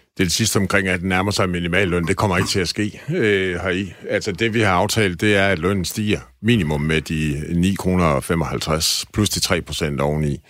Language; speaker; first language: Danish; native; Danish